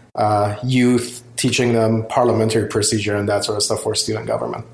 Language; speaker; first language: English; non-native, fluent; Persian